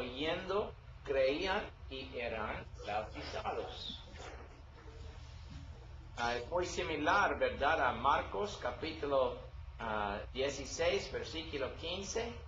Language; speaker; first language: Spanish; non-native, learner; English